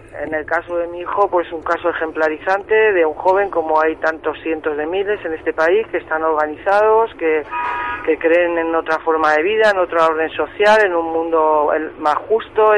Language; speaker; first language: Spanish; native; Spanish